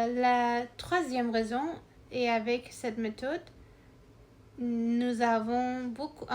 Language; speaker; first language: French; non-native, learner; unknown